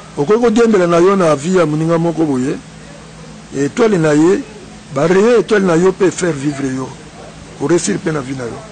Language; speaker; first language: Lingala; native; Lingala